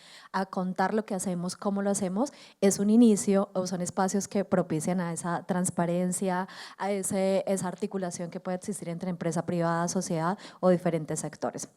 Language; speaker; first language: Spanish; native; Spanish